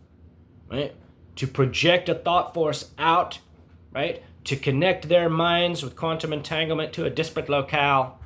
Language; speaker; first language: English; native; English